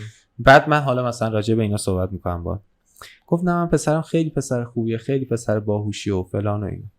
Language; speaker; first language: Persian; native; Persian